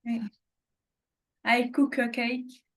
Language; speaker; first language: English; non-native, learner; French